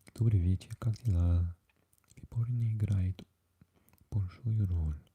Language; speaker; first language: Russian; non-native, learner; English